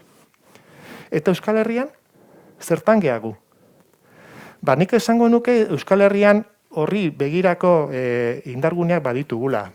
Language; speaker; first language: Basque; native; Basque